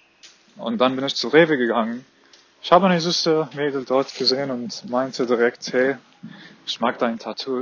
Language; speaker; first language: German; non-native, fluent; Arabic